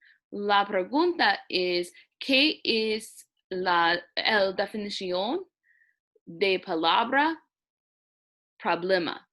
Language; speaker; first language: Spanish; non-native, learner; English